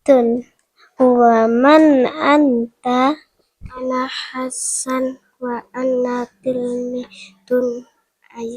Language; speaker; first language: Arabic; non-native, learner; Indonesian